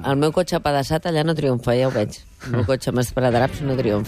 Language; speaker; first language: Catalan; native; Catalan